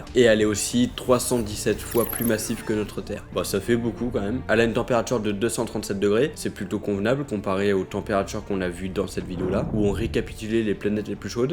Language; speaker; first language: French; native; French